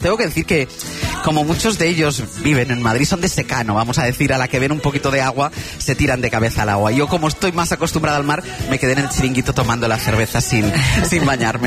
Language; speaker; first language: Spanish; native; Spanish